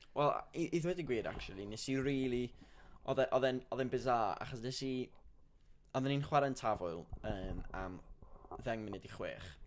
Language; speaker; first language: Welsh; native; Welsh